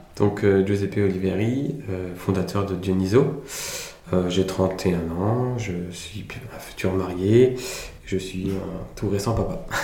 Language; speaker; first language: French; early bilingual, other home language; Italian